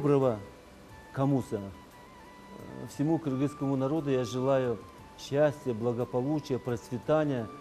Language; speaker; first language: Russian; non-native, local second language; Tajik